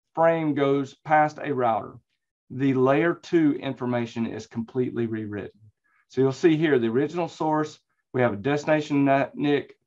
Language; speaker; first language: English; native; English